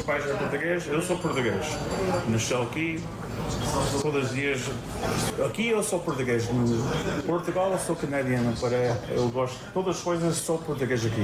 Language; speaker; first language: Portuguese; early bilingual, heritage; Portuguese